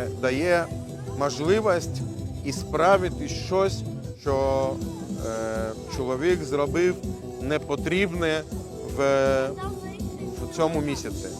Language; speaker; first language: Ukrainian; non-native, local second language; Russian